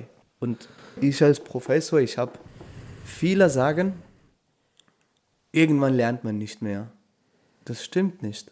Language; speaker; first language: German; non-native, fluent; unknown